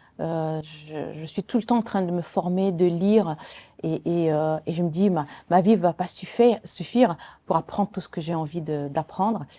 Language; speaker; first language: French; non-native, local second language; Arabic